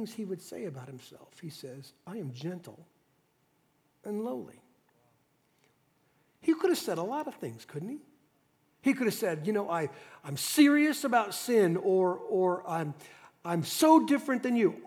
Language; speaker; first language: English; native; English